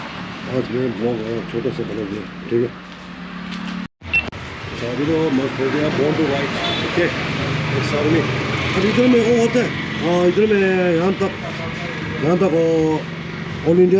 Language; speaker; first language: Hindi; non-native, local second language; Tibetan